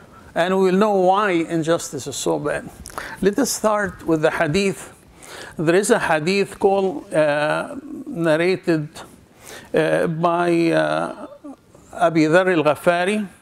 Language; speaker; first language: English; non-native, fluent; Arabic